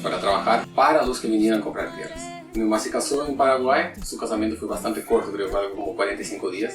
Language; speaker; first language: Spanish; early bilingual, other home language; Portuguese